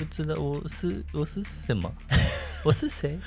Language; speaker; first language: Chinese; non-native, learner; Japanese